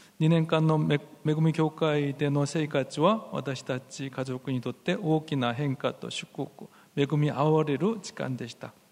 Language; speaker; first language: Japanese; non-native, fluent; Korean